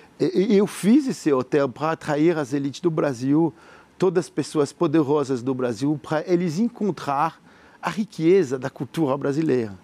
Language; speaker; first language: Portuguese; non-native, fluent; French